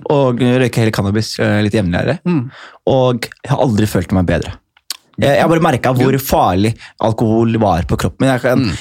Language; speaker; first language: Norwegian; native; Norwegian